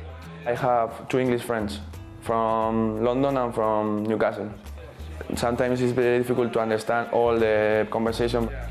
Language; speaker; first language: English; non-native, learner; Spanish